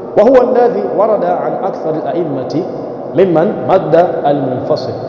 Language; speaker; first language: Swahili; native; Swahili